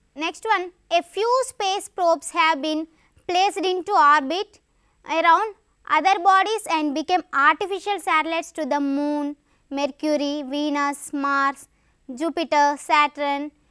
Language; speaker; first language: English; non-native, local second language; Telugu